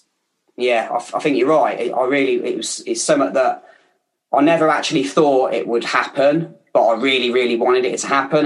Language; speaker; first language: English; native; English